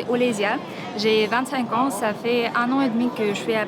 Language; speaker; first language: French; non-native, learner; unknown